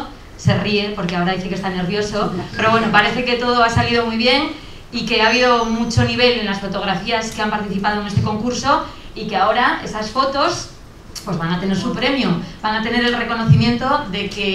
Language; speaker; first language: Spanish; native; Spanish